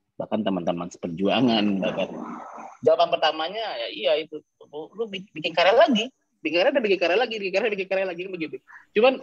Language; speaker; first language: Indonesian; non-native, local second language; Minangkabau